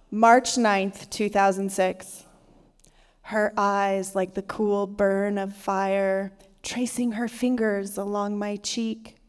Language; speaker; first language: English; native; English